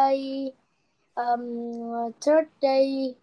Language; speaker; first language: English; non-native, learner; Vietnamese